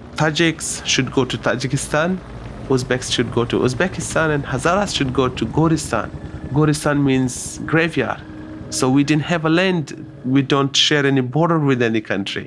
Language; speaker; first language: English; non-native, local second language; Hazaragi